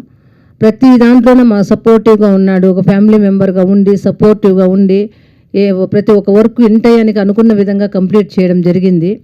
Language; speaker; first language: Telugu; native; Telugu